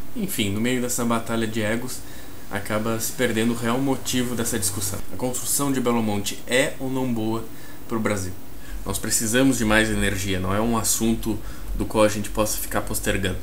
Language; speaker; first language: Portuguese; native; Portuguese